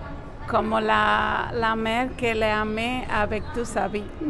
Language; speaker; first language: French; non-native, learner; Spanish